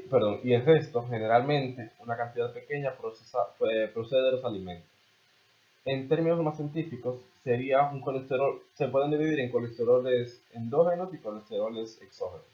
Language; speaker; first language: Spanish; native; Spanish